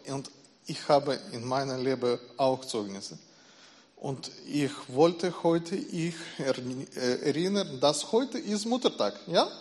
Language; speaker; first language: German; non-native, learner; Ukrainian